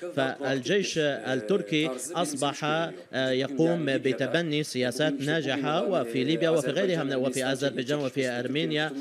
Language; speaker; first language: Arabic; non-native, fluent; Turkish